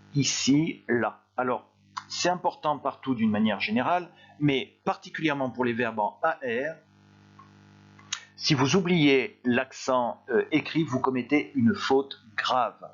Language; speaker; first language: French; native; French